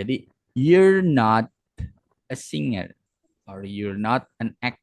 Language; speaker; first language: English; non-native, fluent; Indonesian